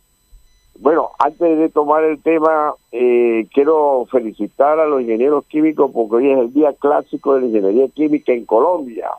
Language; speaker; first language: Spanish; native; Spanish